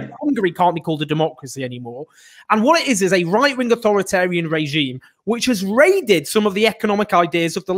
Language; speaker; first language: English; native; English